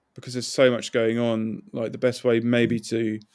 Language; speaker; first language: English; native; English